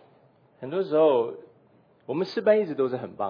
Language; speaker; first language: Chinese; native; Chinese